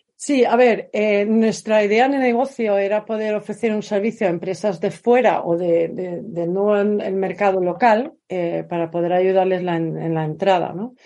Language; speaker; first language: Spanish; non-native, fluent; Swedish